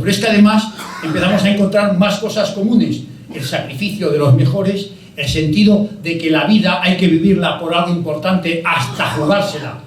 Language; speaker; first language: Spanish; native; Spanish